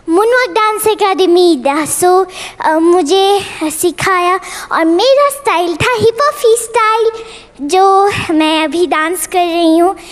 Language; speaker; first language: Hindi; non-native, local second language; Bangla